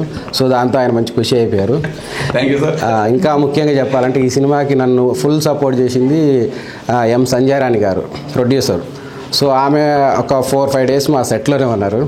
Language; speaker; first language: Telugu; native; Telugu